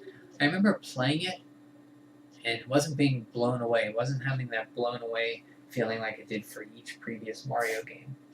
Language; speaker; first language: English; native; English